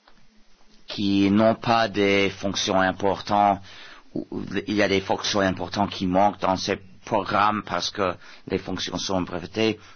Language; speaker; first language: French; non-native, fluent; English